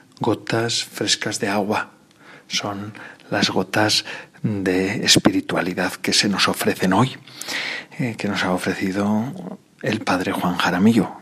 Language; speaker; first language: Spanish; native; Spanish